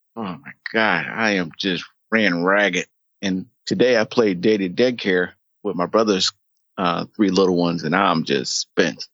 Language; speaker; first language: English; native; English